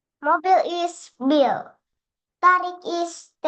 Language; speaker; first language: English; non-native, learner; Indonesian